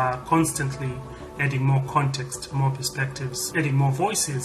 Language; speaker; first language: English; non-native, local second language; Shona